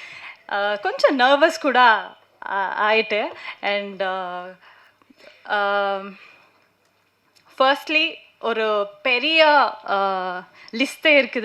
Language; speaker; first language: Tamil; non-native, learner; Kannada